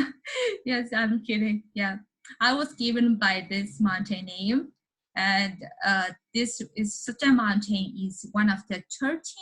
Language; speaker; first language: English; non-native, learner; Mongolian